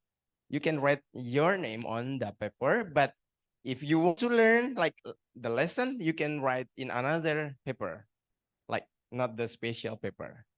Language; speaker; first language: English; non-native, learner; Indonesian